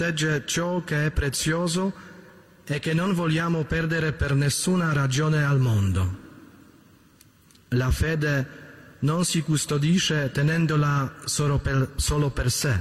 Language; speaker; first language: Italian; native; Italian